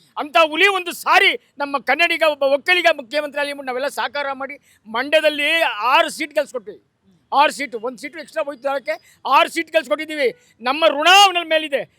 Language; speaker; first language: Kannada; native; Kannada